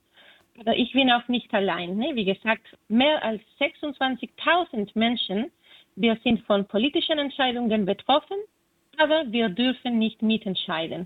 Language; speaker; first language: German; non-native, fluent; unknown